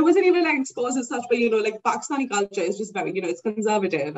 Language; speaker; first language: English; non-native, local second language; Urdu